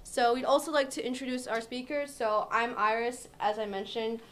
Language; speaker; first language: English; native; English